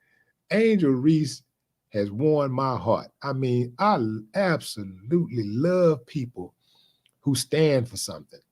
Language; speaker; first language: English; native; English